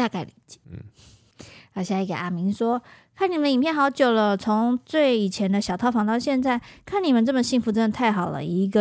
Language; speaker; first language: Chinese; native; Chinese